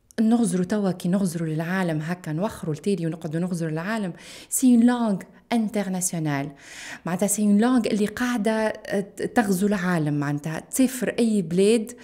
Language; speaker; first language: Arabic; native; Arabic